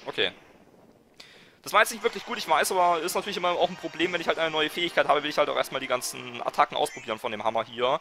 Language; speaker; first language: German; native; German